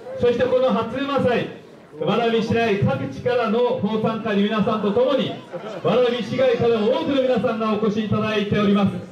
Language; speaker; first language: Japanese; native; Japanese